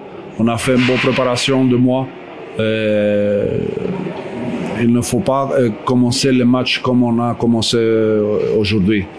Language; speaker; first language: French; non-native, fluent; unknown